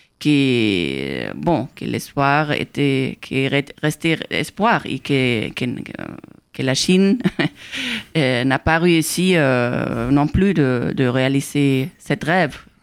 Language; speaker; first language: French; non-native, fluent; German